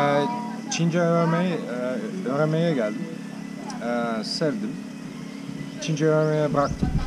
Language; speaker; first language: Turkish; early bilingual, heritage; Turkish